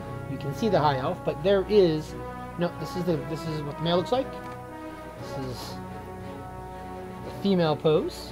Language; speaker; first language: English; native; English